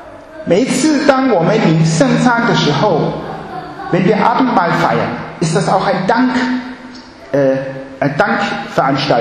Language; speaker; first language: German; non-native, fluent; Chinese